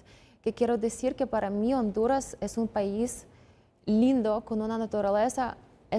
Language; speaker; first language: Spanish; non-native, fluent; Ukrainian